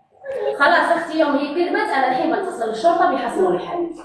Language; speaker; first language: Arabic; non-native, local second language; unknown